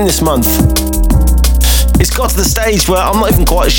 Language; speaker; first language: English; native; English